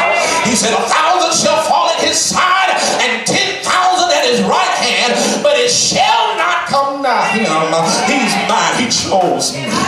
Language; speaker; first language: English; native; English